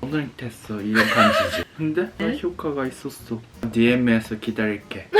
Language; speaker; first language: Korean; non-native, learner; Japanese